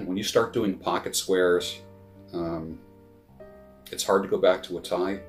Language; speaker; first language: English; native; English